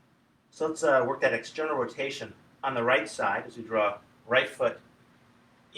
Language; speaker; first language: English; native; English